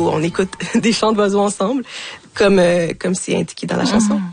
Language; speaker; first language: French; native; French